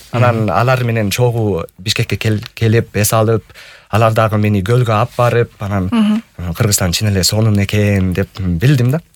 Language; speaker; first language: Kyrgyz; non-native, fluent; English